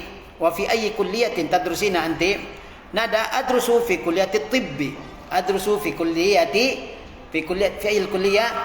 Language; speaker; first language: Arabic; non-native, fluent; Indonesian